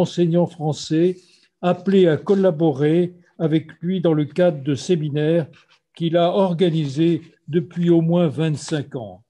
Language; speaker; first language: French; native; French